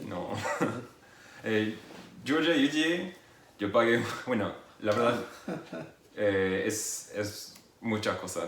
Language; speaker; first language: Spanish; non-native, fluent; English